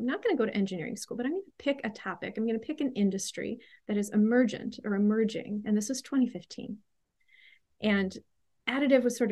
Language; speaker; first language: English; native; English